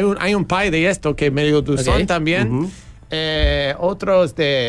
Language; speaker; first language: Spanish; non-native, fluent; English